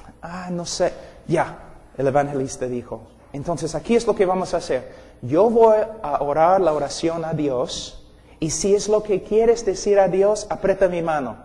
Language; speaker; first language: Spanish; non-native, fluent; English